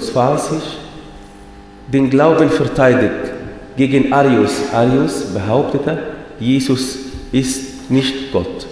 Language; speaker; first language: German; non-native, fluent; Arabic